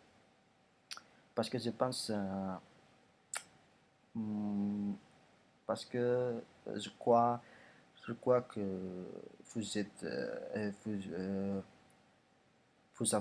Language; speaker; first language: French; non-native, learner; Indonesian